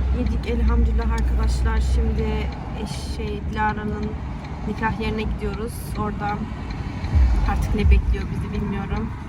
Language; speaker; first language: Turkish; native; Turkish